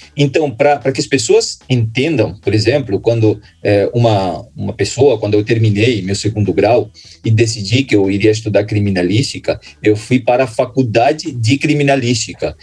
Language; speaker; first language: Portuguese; non-native, fluent; Spanish